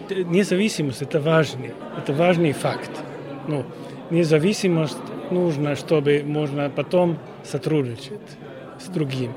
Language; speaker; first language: Russian; non-native, fluent; Finnish